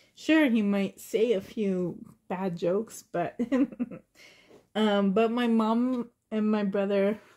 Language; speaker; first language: English; native; English